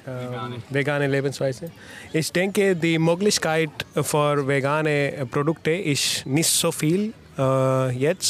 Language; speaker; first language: German; non-native, learner; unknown